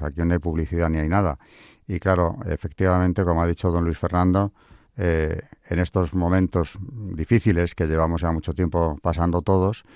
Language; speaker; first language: Spanish; native; Spanish